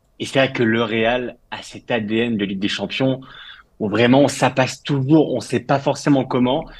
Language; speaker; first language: French; native; French